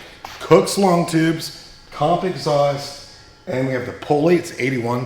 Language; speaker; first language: English; native; English